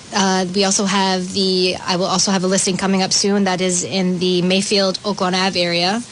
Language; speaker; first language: English; native; English